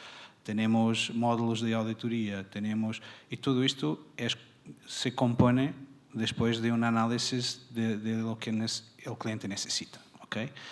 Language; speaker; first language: Spanish; non-native, fluent; Portuguese